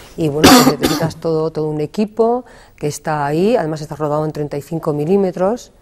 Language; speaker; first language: Spanish; native; Spanish